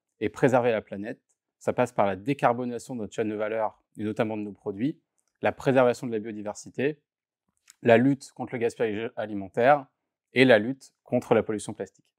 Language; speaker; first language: French; native; French